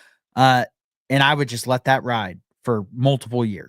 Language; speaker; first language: English; native; English